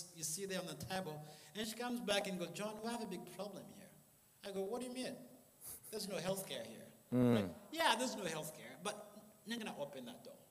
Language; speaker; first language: English; non-native, local second language; Kinyarwanda